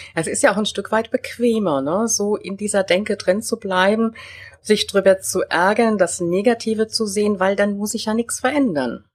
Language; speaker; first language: German; native; German